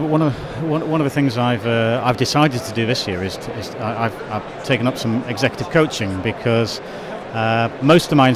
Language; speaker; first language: English; native; English